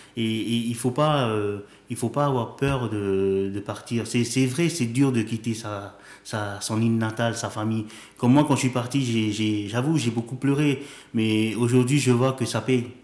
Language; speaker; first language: French; native; French